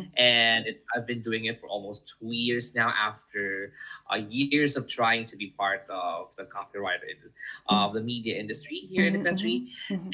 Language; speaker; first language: English; non-native, local second language; Filipino